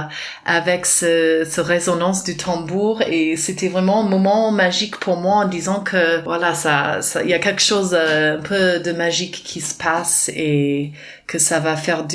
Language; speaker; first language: French; non-native, fluent; English